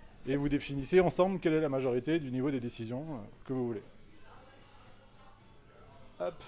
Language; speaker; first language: French; native; French